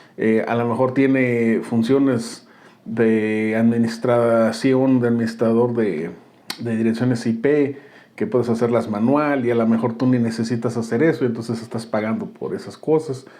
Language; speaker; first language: Spanish; native; Spanish